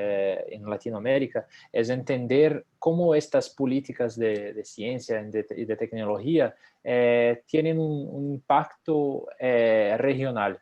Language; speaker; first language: Spanish; non-native, fluent; Portuguese